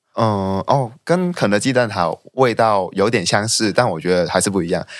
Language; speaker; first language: Chinese; non-native, local second language; Cantonese